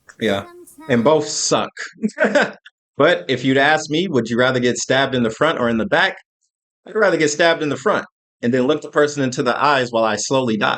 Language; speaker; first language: English; native; English